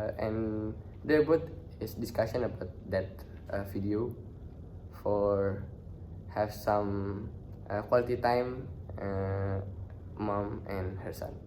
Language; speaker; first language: English; non-native, learner; Indonesian